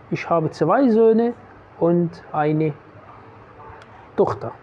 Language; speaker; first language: German; non-native, fluent; Arabic